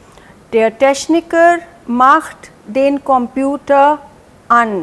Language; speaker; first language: German; non-native, fluent; Hindi